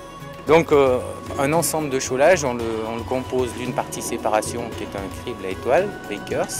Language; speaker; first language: French; native; French